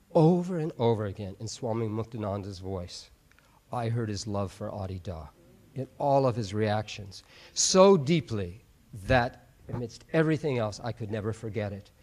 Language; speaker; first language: English; native; English